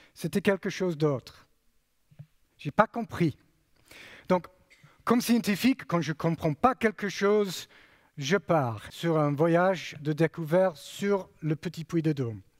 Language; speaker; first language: French; non-native, fluent; English